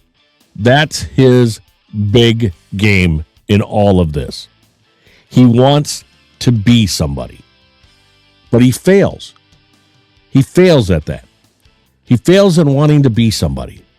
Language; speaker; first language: English; native; English